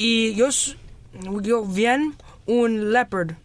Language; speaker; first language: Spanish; early bilingual, heritage; Spanish